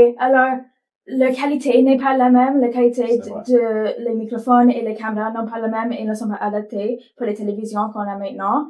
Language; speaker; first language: French; non-native, local second language; English